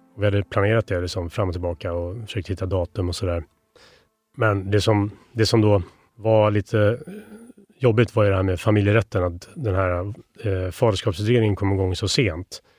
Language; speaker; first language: Swedish; native; Swedish